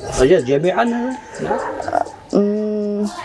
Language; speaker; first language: Arabic; non-native, learner; Indonesian